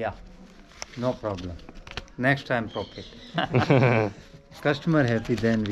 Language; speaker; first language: English; non-native, learner; Hindi